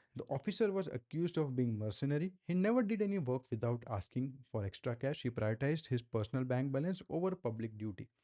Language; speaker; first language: English; non-native, local second language; Gujarati